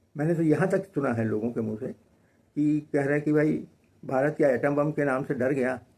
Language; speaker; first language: Hindi; native; Hindi